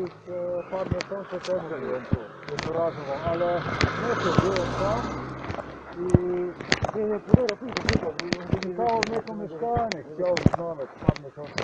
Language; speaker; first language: Polish; non-native, learner; Slovenian